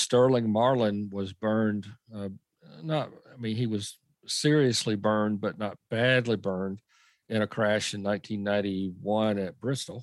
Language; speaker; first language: English; native; English